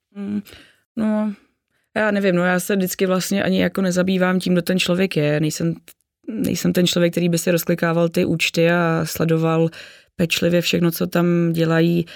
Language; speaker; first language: Czech; native; Czech